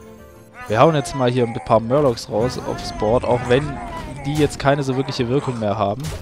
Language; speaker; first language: German; native; German